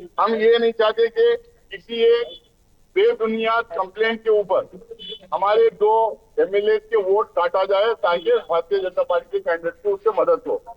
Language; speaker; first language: Hindi; non-native, local second language; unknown